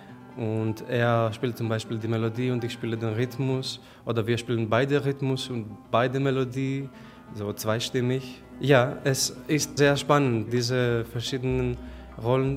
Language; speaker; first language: German; non-native, fluent; Greek